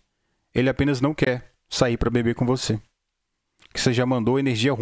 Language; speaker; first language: Portuguese; native; Portuguese